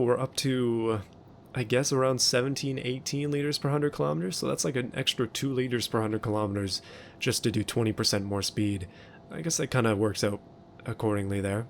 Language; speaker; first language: English; native; English